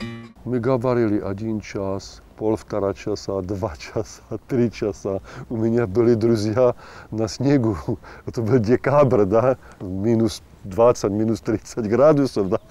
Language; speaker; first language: Russian; non-native, fluent; Czech